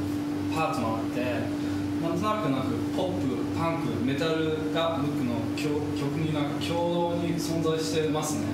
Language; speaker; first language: Japanese; non-native, fluent; German